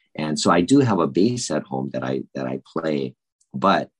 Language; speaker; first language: English; native; English